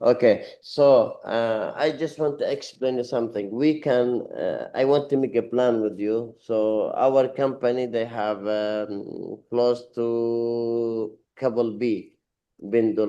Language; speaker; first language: English; non-native, learner; Arabic